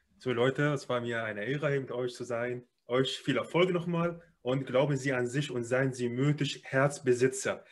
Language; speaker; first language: German; non-native, fluent; Arabic